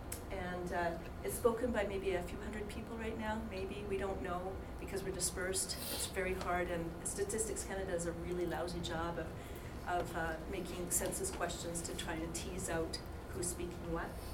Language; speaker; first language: English; native; English